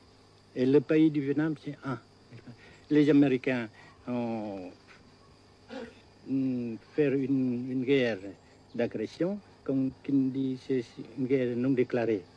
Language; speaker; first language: French; non-native, fluent; Vietnamese